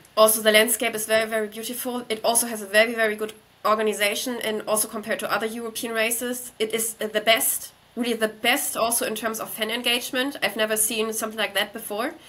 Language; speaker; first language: English; non-native, fluent; German